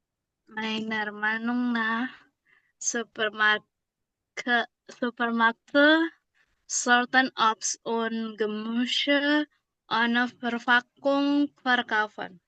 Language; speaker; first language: German; non-native, learner; Indonesian